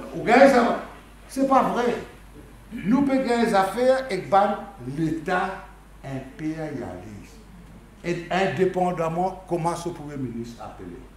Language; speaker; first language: French; non-native, local second language; Morisyen